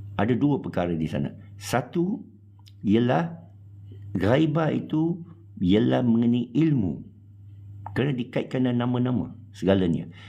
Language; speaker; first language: Malay; non-native, local second language; Chinese